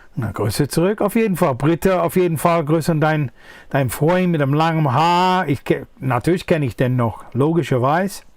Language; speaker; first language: German; non-native, fluent; English